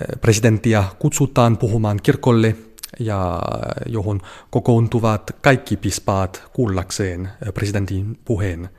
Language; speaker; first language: Finnish; non-native, fluent; French